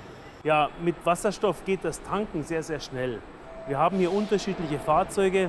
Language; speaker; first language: German; native; German